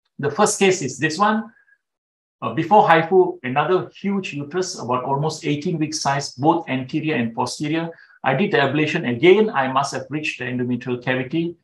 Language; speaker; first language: English; non-native, local second language; Tamil